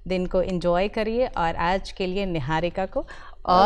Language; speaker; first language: Hindi; native; Hindi